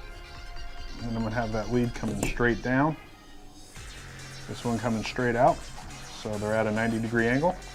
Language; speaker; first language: English; native; English